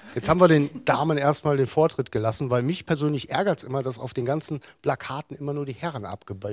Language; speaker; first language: German; native; German